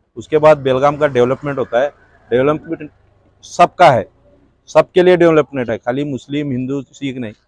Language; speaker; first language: Hindi; native; Hindi